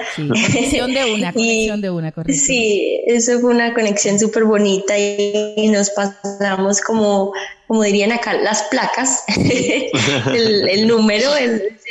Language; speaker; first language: Spanish; early bilingual, heritage; Spanish